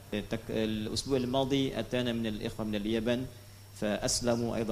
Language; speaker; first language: Arabic; non-native, fluent; Indonesian